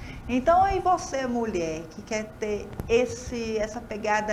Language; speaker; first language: Portuguese; native; Portuguese